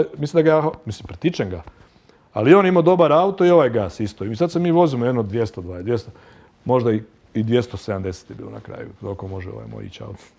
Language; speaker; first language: Croatian; native; Croatian